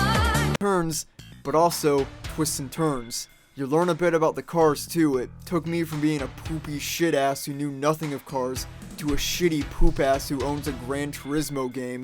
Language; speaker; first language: English; native; English